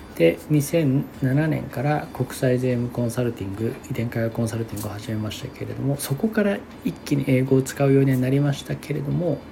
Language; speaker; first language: Japanese; native; Japanese